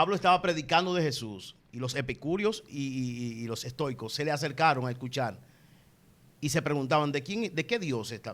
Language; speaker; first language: Spanish; native; Spanish